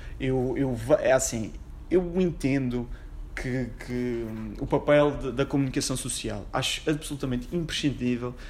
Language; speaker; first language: Portuguese; native; Portuguese